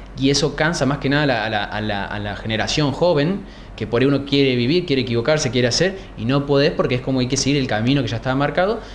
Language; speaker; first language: Spanish; native; Spanish